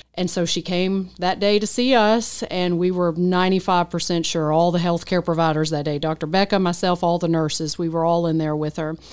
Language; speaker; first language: English; native; English